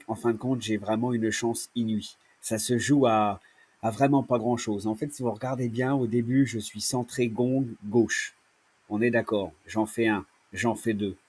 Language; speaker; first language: French; native; French